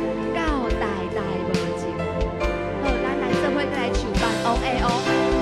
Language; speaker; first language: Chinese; native; Chinese